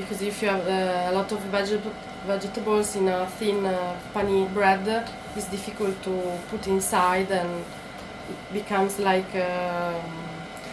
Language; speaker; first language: English; non-native, learner; Italian